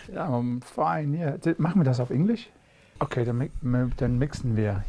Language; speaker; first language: German; non-native, fluent; English